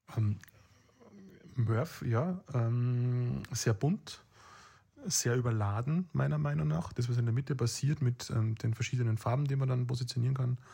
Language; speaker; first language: German; native; German